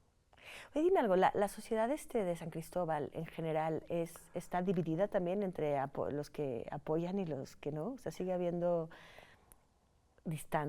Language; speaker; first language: Spanish; native; Spanish